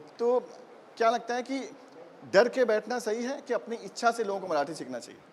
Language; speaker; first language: Hindi; native; Hindi